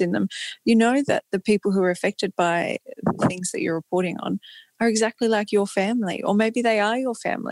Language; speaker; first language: English; native; English